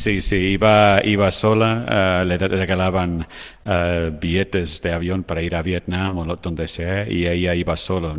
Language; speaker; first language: Spanish; non-native, fluent; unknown